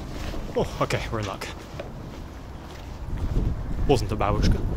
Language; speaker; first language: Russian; non-native, learner; English